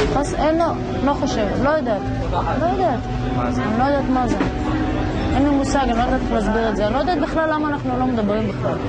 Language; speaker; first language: Hebrew; native; Hebrew